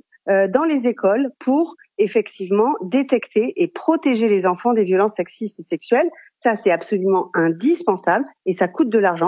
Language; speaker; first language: French; native; French